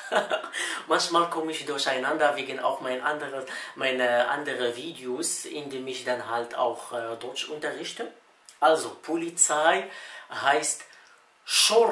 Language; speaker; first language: German; non-native, fluent; Arabic